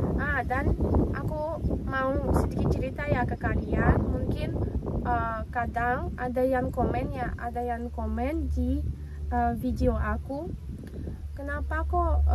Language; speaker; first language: Indonesian; non-native, fluent; Russian